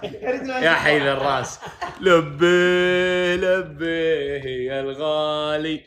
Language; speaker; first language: Arabic; native; Arabic